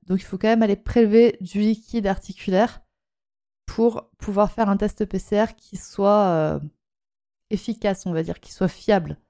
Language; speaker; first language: French; native; French